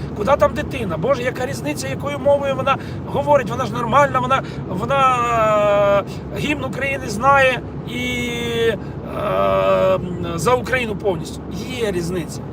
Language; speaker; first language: Ukrainian; non-native, local second language; Russian